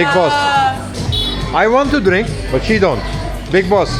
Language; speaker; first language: English; non-native, learner; Turkish